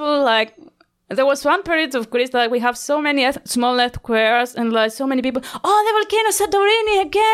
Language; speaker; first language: English; non-native, learner; Greek